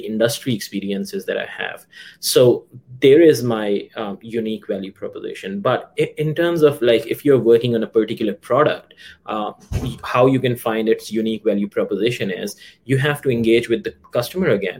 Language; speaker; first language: English; non-native, local second language; Urdu